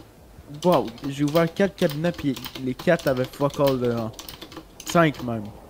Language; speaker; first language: French; native; French